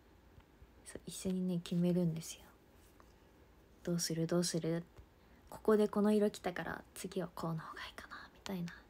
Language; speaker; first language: Japanese; native; Japanese